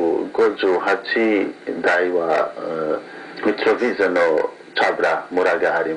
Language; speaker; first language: Japanese; non-native, learner; Kurdish